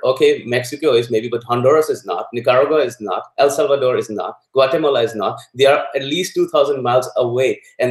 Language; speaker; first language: English; non-native, local second language; Punjabi